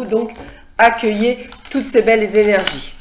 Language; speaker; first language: French; native; French